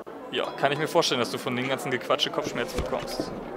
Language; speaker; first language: German; native; German